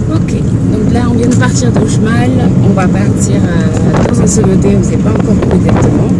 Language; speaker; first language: French; native; French